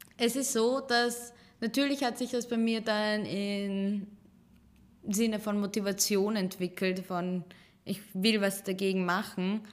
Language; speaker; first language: German; early bilingual, other home language; Serbian